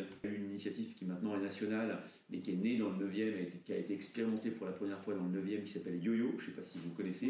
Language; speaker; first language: French; native; French